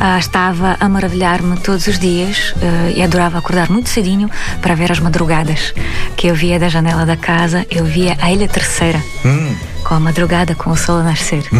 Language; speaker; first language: Portuguese; non-native, fluent; Belarusian